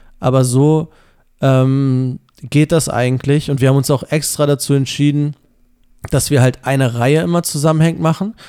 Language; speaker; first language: German; native; German